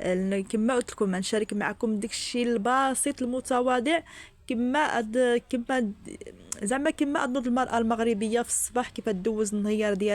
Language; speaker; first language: Arabic; native; Arabic